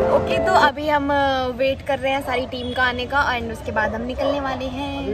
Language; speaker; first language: Hindi; native; Hindi